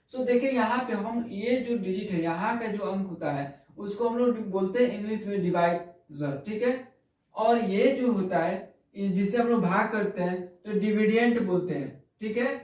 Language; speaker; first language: Hindi; native; Hindi